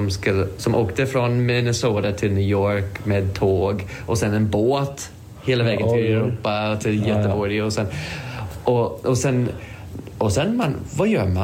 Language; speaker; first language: Swedish; non-native, fluent; English